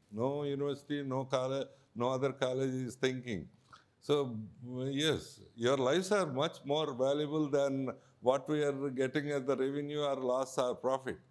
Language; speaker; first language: English; non-native, local second language; Telugu